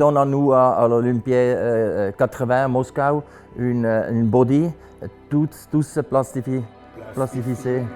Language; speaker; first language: French; non-native, local second language; German